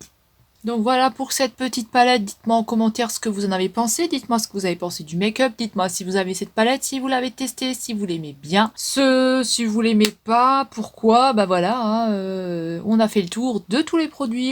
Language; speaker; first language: French; native; French